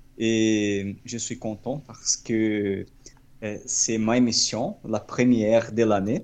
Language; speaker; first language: French; non-native, fluent; Portuguese